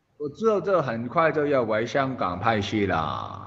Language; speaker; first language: Chinese; non-native, local second language; Cantonese